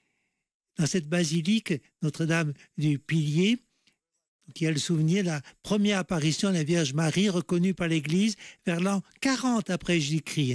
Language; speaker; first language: French; native; French